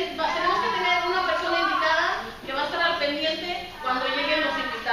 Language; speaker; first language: Spanish; native; Spanish